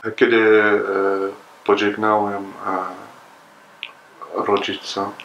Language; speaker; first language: Polish; non-native, learner; Arabic